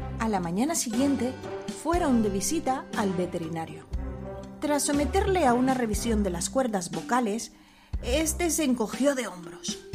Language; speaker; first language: Spanish; native; Spanish